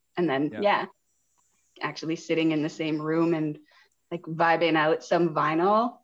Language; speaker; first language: English; native; English